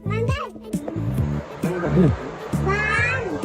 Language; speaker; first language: Vietnamese; native; Vietnamese